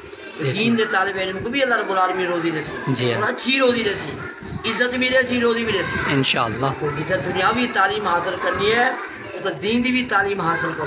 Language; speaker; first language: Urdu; non-native, local second language; Saraiki